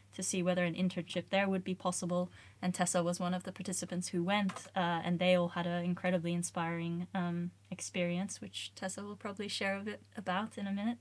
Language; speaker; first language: English; native; English